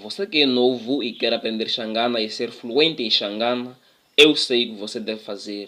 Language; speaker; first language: Portuguese; non-native, local second language; Tsonga